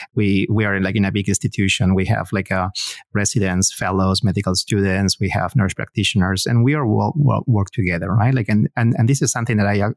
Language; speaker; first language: English; non-native, fluent; Spanish